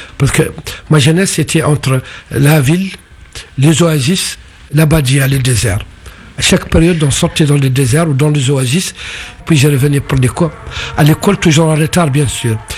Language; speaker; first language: French; non-native, local second language; Arabic